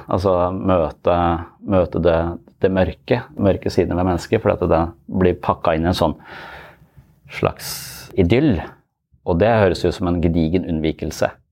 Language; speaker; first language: Norwegian; native; Norwegian